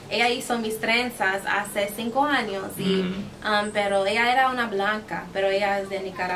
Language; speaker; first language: Spanish; non-native, fluent; English